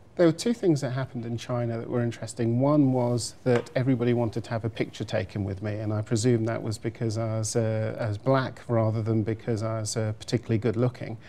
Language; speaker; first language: English; native; English